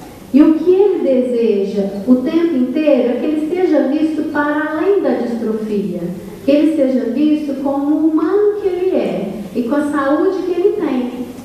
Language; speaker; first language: Portuguese; native; Portuguese